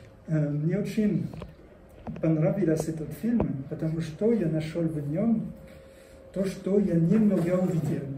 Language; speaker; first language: Russian; non-native, learner; French